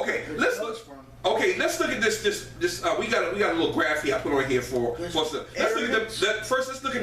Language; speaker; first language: English; native; English